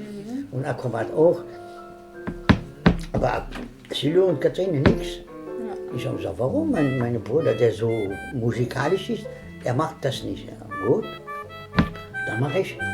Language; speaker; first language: German; non-native, learner; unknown